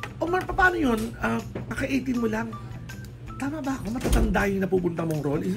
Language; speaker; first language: Filipino; native; Filipino